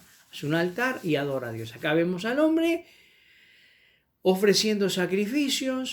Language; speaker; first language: Spanish; native; Spanish